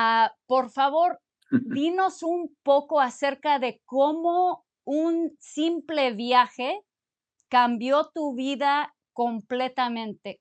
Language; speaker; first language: Spanish; early bilingual, other home language; English